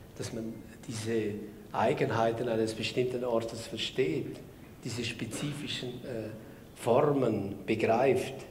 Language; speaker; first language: German; non-native, local second language; Romansh